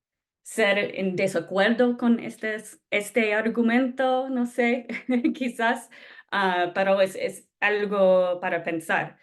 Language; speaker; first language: Spanish; non-native, fluent; English